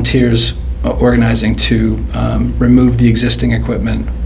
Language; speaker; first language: English; native; English